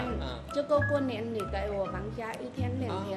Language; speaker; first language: Chinese; non-native, learner; Vietnamese